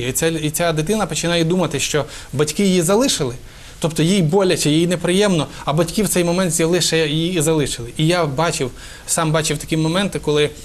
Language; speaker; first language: Ukrainian; native; Ukrainian